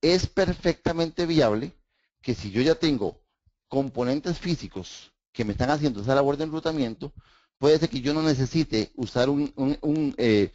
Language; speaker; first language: Spanish; native; Spanish